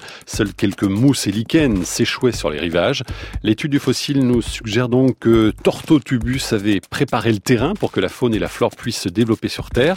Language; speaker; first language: French; native; French